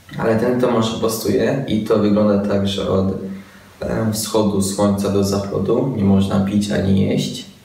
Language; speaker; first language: Polish; early bilingual, other home language; Chechen